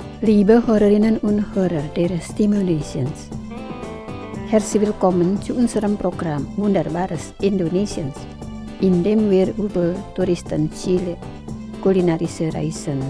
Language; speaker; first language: German; non-native, fluent; Indonesian